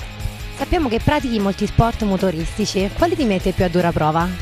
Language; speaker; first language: Italian; native; Italian